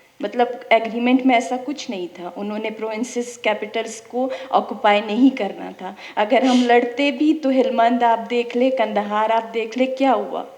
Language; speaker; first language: Urdu; non-native, fluent; Pashto